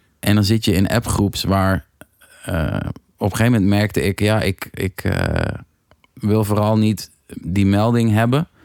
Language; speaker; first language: Dutch; native; Dutch